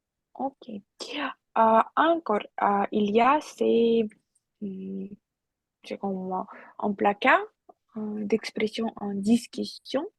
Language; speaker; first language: French; non-native, fluent; Russian